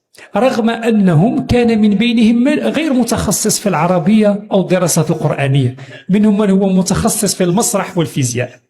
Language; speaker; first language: Arabic; native; Arabic